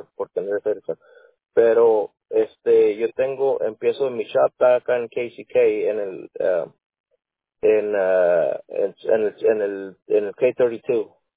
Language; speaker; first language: Spanish; native; Spanish